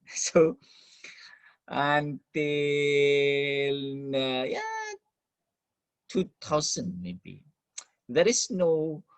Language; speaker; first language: English; non-native, fluent; Indonesian